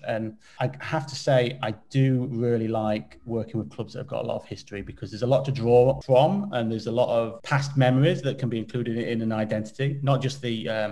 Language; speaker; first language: English; native; English